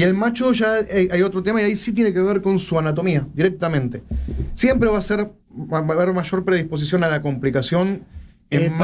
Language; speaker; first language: Spanish; native; Spanish